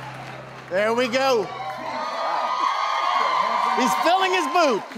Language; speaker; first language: English; native; English